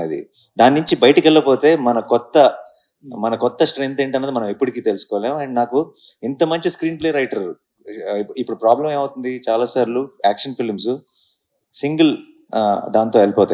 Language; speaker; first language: Telugu; native; Telugu